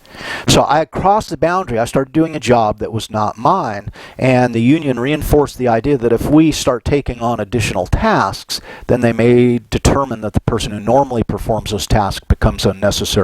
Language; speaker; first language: English; native; English